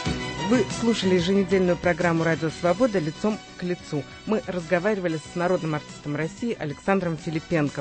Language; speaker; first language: Russian; native; Russian